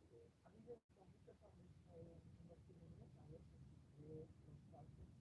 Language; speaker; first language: Spanish; non-native, fluent; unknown